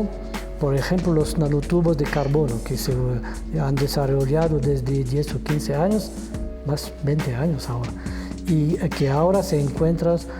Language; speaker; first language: Spanish; non-native, fluent; French